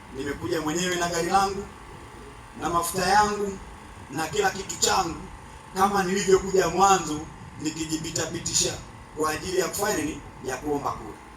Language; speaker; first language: Swahili; non-native, local second language; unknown